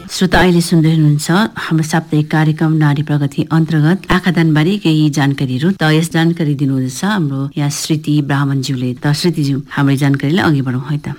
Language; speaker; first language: Nepali; native; Nepali